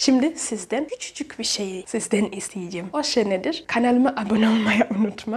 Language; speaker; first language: Turkish; non-native, learner; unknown